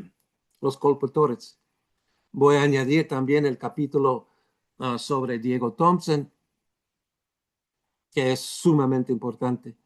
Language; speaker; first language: Spanish; non-native, fluent; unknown